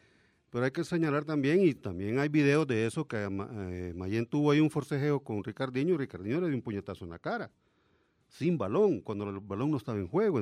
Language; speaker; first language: Spanish; native; Spanish